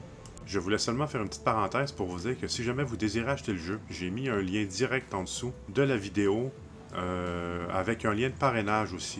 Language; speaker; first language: French; native; French